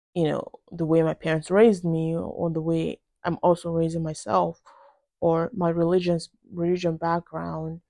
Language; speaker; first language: English; non-native, local second language; Yoruba